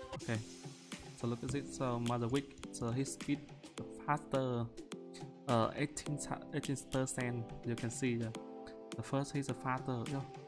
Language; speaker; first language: English; non-native, learner; Vietnamese